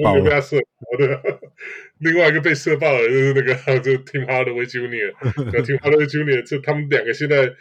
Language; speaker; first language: Chinese; native; Chinese